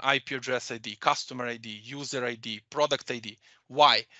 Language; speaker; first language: English; non-native, fluent; Serbian